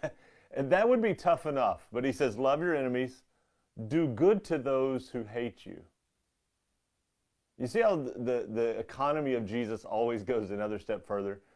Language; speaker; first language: English; native; English